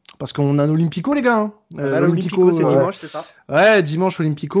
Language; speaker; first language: French; native; French